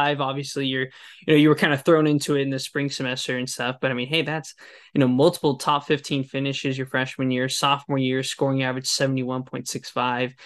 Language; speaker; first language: English; native; English